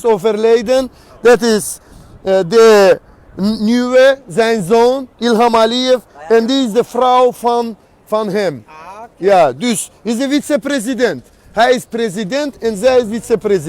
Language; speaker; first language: Dutch; non-native, learner; Azerbaijani